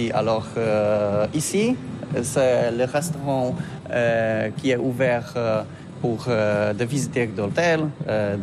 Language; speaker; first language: French; non-native, learner; Polish